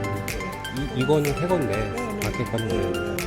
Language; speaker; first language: Korean; native; Korean